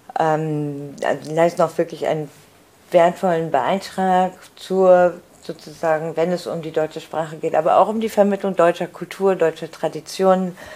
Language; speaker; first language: German; native; German